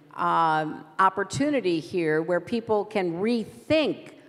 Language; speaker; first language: English; native; English